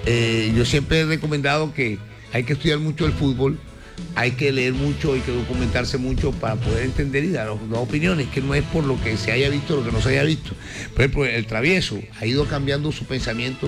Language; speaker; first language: Spanish; native; Spanish